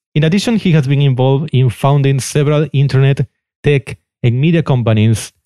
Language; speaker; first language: English; non-native, fluent; Spanish